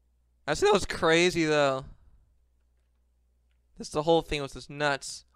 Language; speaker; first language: English; native; English